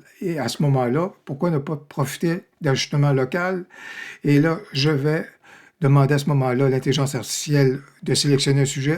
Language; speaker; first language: French; native; French